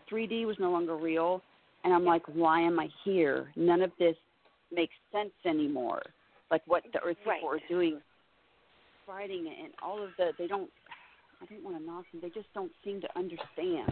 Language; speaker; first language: English; native; English